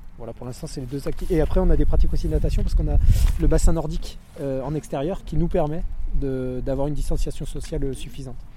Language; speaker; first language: French; native; French